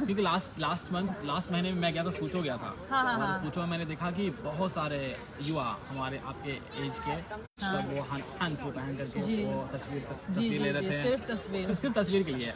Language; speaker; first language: Hindi; native; Hindi